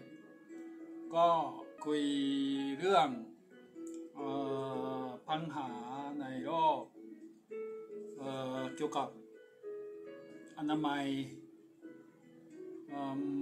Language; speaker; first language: Thai; non-native, fluent; Japanese